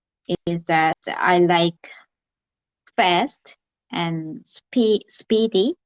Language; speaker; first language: English; non-native, learner; Korean